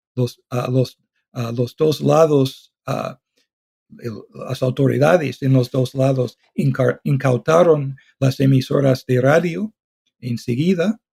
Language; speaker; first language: Spanish; non-native, fluent; English